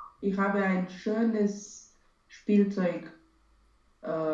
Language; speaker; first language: German; non-native, learner; Romanian